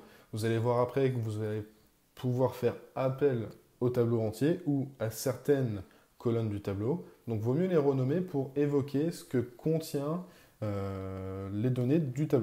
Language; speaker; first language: French; native; French